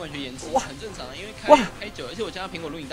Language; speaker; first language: Chinese; native; Chinese